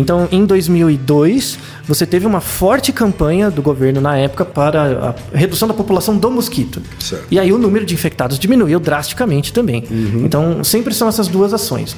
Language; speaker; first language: Portuguese; native; Portuguese